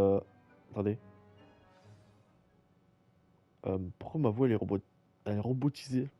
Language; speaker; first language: French; native; French